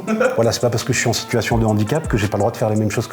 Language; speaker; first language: French; native; French